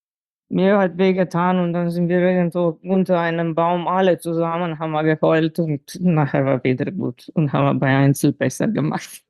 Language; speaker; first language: German; non-native, fluent; Slovenian